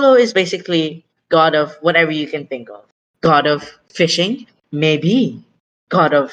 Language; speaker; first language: English; non-native, local second language; Filipino